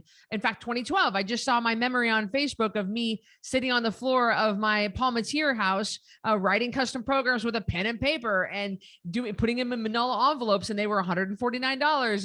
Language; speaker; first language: English; native; English